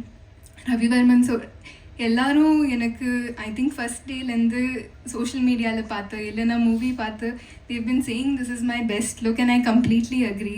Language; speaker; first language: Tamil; non-native, fluent; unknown